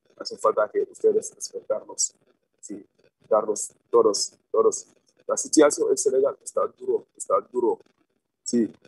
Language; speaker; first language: Spanish; non-native, learner; Wolof